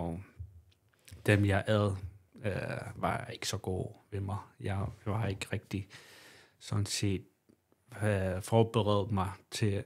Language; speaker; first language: Danish; non-native, local second language; Kalaallisut